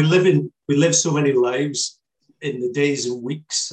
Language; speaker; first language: English; native; English